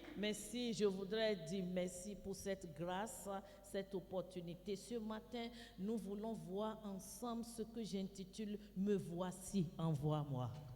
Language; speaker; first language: French; non-native, fluent; Yoruba